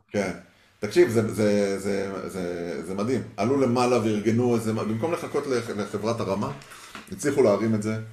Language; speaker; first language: Hebrew; early bilingual, heritage; Hebrew